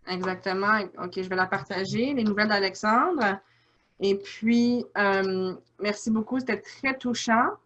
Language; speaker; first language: French; native; French